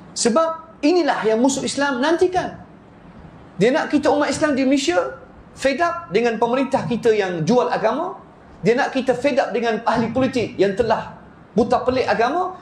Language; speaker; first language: Malay; non-native, fluent; Arabic